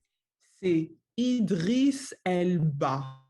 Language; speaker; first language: French; non-native, learner; English